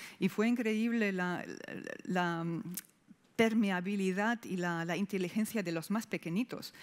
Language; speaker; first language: Spanish; non-native, fluent; German